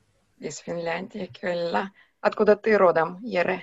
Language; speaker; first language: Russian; non-native, fluent; Finnish